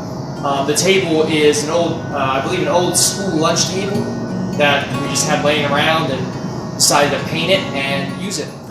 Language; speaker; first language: English; native; English